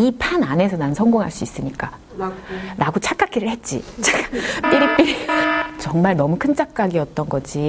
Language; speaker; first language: Korean; native; Korean